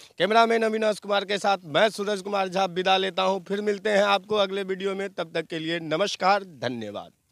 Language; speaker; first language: Hindi; native; Hindi